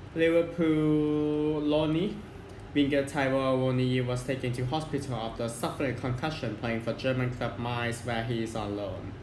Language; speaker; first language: English; non-native, fluent; Thai